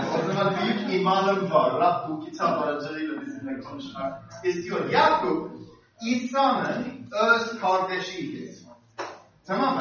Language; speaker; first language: Turkish; non-native, fluent; English